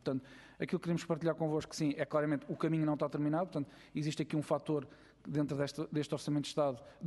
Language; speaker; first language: Portuguese; native; Portuguese